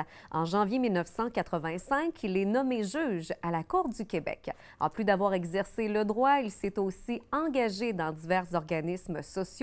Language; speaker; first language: French; native; French